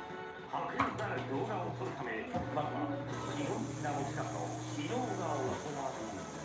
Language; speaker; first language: Japanese; native; Japanese